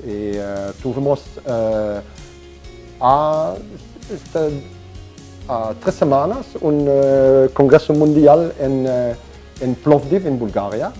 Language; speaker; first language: Spanish; non-native, learner; German